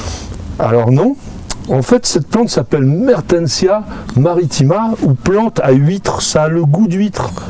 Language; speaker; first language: French; native; French